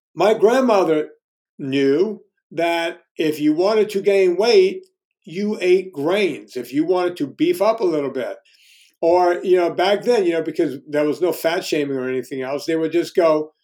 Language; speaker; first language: English; native; English